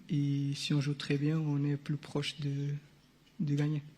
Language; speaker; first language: French; non-native, local second language; Portuguese